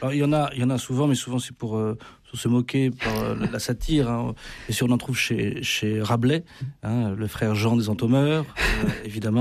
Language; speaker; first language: French; native; French